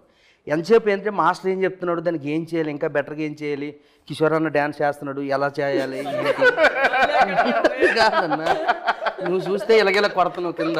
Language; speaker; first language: Telugu; native; Telugu